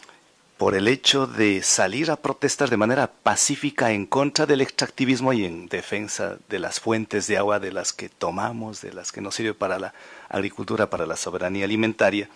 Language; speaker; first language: Spanish; native; Spanish